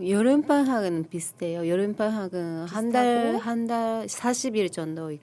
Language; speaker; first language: Korean; non-native, learner; Japanese